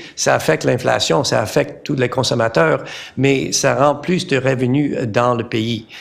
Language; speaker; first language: French; non-native, learner; English